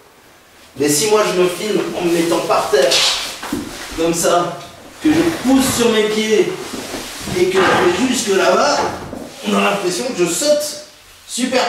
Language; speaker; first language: French; native; French